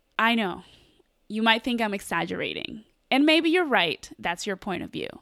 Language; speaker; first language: English; early bilingual, other home language; Spanish